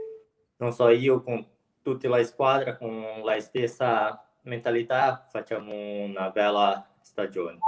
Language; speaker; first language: Italian; non-native, learner; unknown